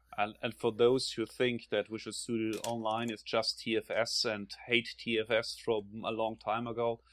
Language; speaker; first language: English; non-native, fluent; German